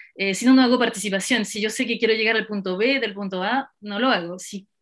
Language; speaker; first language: Spanish; non-native, fluent; French